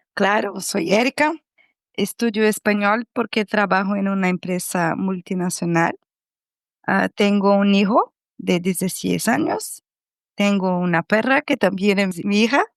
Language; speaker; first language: Spanish; non-native, fluent; Portuguese